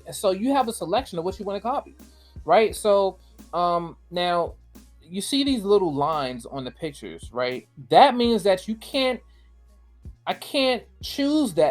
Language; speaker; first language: English; native; English